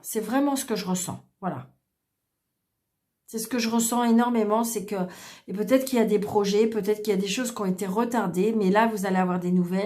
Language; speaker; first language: French; native; French